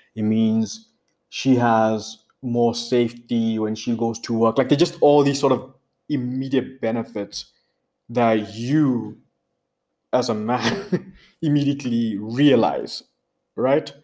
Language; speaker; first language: English; non-native, local second language; Tswana